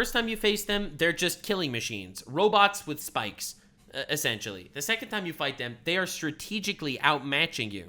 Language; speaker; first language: English; native; English